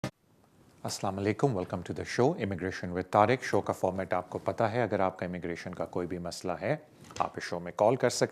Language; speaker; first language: Urdu; native; Urdu